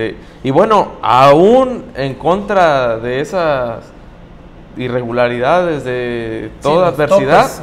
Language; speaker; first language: Spanish; native; Spanish